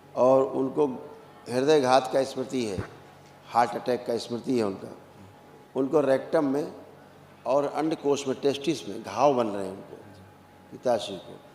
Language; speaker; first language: Hindi; native; Hindi